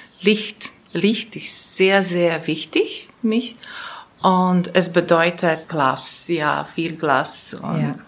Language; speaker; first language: German; non-native, learner; Latvian